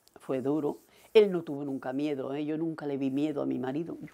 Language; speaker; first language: Spanish; native; Spanish